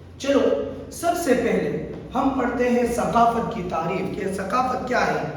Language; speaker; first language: Urdu; non-native, local second language; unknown